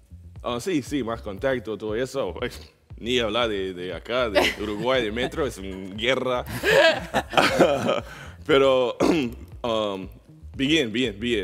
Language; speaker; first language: Spanish; non-native, learner; English